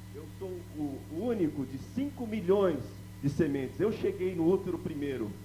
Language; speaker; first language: Portuguese; native; Portuguese